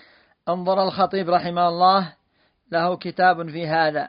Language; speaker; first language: Arabic; native; Arabic